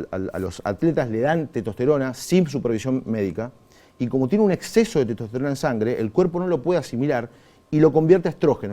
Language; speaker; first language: Spanish; native; Spanish